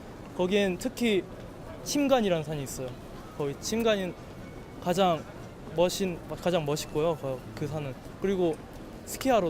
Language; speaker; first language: Korean; early bilingual, heritage; Korean